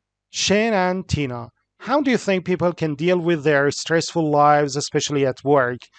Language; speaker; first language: English; non-native, fluent; Persian